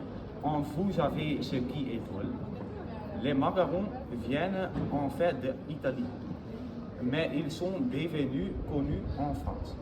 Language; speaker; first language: French; non-native, learner; Dutch